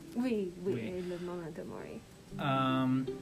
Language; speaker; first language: French; non-native, learner; English